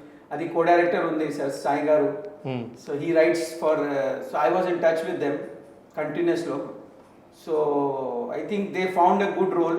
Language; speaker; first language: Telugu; non-native, local second language; Hindi